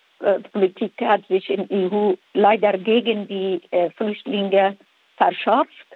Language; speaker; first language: German; non-native, fluent; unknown